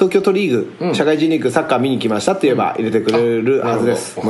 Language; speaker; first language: Japanese; native; Japanese